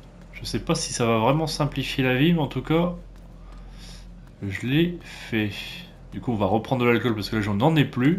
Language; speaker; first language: French; native; French